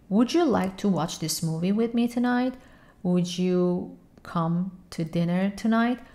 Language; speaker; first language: English; non-native, fluent; Persian